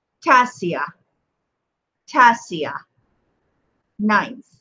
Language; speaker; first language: Arabic; non-native, fluent; English